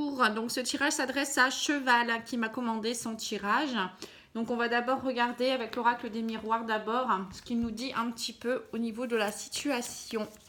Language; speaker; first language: French; native; French